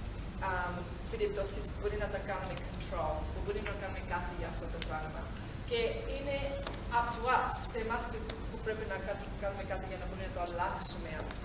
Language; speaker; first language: Greek; early bilingual, heritage; Greek